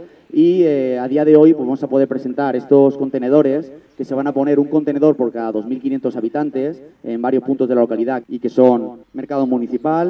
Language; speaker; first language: Spanish; native; Spanish